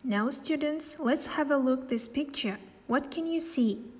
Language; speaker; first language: English; non-native, fluent; Kazakh